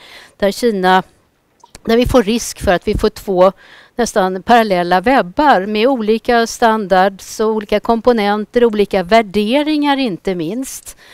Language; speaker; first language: Swedish; native; Swedish